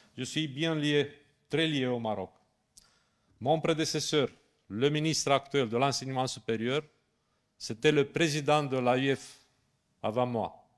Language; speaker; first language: French; non-native, fluent; Romanian